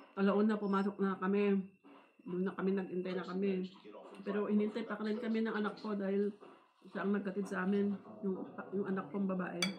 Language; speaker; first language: Filipino; native; Filipino